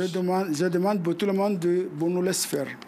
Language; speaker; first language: French; non-native, fluent; Arabic